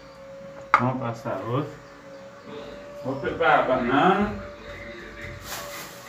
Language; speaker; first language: Portuguese; non-native, learner; Haitian Creole